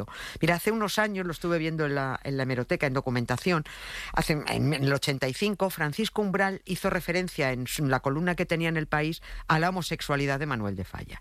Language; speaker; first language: Spanish; native; Spanish